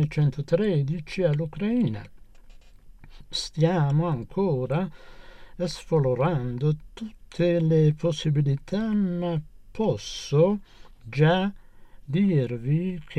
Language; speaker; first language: Italian; non-native, fluent; Persian